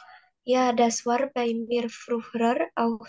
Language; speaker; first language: German; non-native, learner; Indonesian